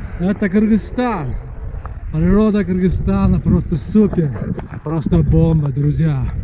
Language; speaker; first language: Russian; non-native, local second language; Uzbek